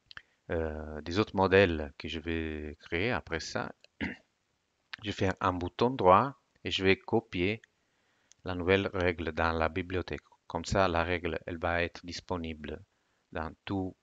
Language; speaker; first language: French; non-native, fluent; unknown